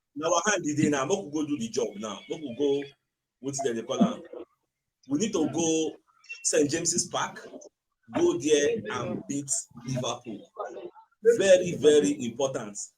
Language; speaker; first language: Nigerian Pidgin; native; Nigerian Pidgin